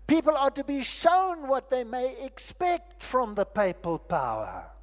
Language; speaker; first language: English; non-native, local second language; Afrikaans